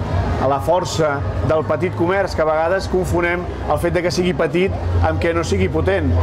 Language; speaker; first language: Catalan; native; Catalan